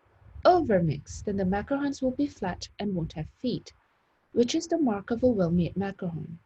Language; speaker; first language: English; non-native, fluent; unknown